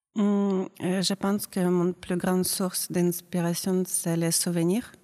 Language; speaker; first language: French; non-native, learner; Ukrainian